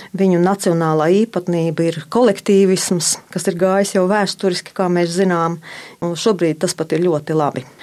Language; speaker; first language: Latvian; native; Latvian